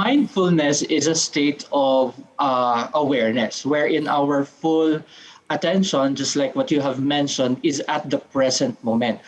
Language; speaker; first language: English; non-native, local second language; Filipino